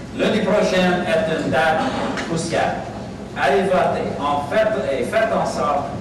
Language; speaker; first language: French; non-native, local second language; English